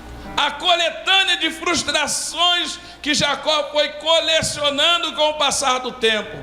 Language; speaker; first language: Portuguese; native; Portuguese